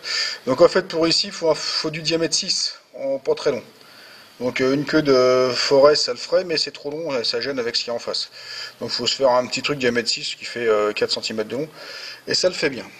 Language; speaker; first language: French; native; French